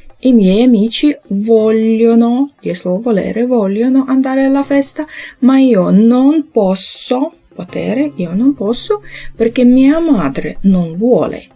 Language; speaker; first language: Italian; non-native, fluent; Ukrainian